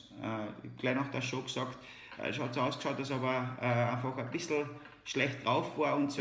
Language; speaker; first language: German; native; German